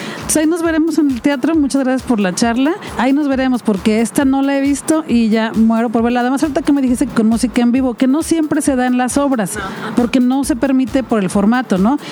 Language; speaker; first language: Spanish; native; Spanish